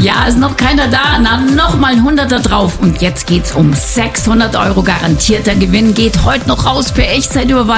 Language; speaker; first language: German; native; German